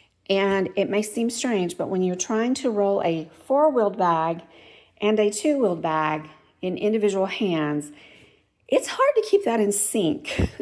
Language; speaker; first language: English; native; English